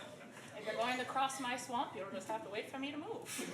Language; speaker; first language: English; native; English